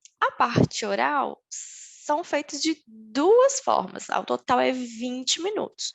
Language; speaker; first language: Portuguese; native; Portuguese